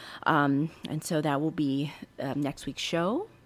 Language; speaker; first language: English; native; English